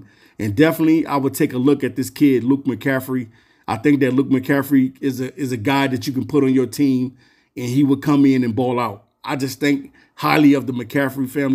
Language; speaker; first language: English; native; English